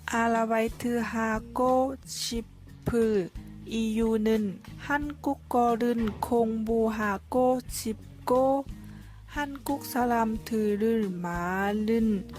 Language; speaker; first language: Korean; non-native, learner; Vietnamese